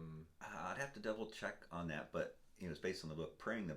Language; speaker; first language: English; native; English